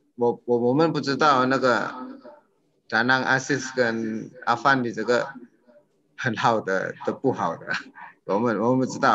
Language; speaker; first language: Chinese; non-native, learner; Indonesian